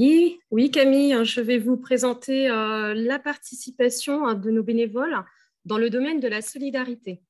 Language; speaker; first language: French; native; French